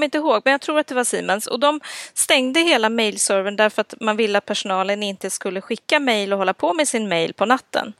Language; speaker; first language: Swedish; native; Swedish